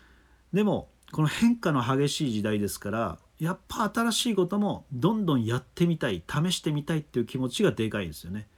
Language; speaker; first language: Japanese; native; Japanese